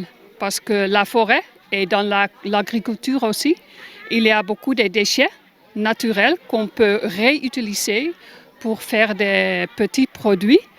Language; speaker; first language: French; non-native, learner; German